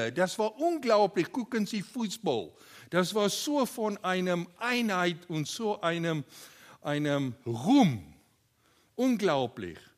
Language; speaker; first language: German; non-native, learner; Afrikaans